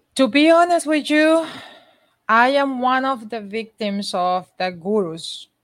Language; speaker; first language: English; non-native, fluent; Spanish